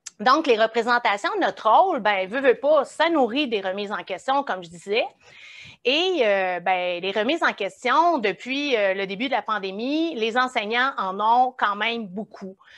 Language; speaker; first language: French; native; French